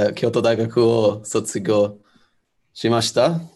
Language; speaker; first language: Japanese; non-native, learner; English